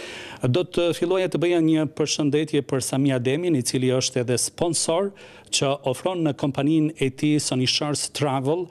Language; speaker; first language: Albanian; native; Albanian